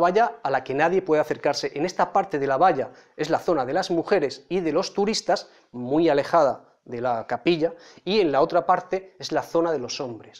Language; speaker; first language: Spanish; native; Spanish